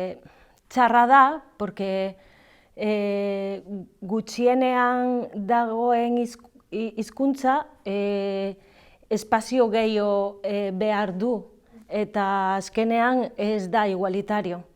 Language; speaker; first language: Basque; non-native, learner; Galician